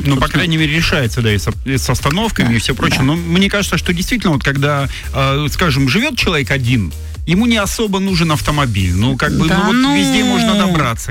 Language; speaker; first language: Russian; native; Russian